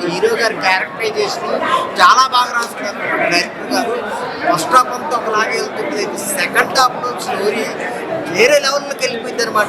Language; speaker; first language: Telugu; native; Telugu